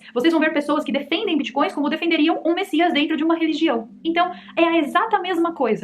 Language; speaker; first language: Portuguese; native; Portuguese